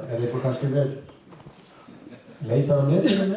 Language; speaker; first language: Icelandic; native; Icelandic